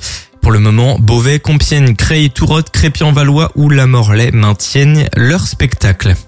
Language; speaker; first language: French; native; French